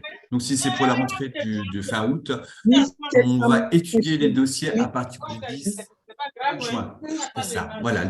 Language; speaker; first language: French; native; French